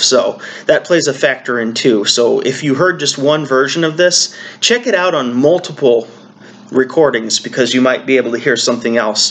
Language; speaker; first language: English; native; English